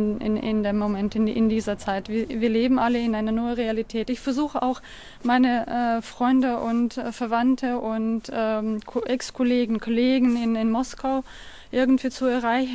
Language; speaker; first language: German; non-native, fluent; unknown